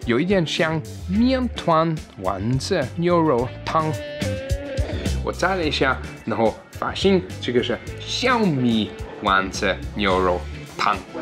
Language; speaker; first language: Chinese; non-native, fluent; German